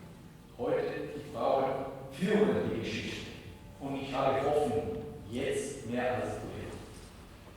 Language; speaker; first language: German; non-native, fluent; Spanish